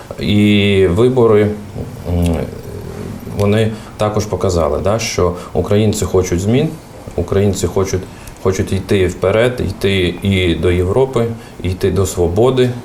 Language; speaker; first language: Ukrainian; non-native, fluent; Russian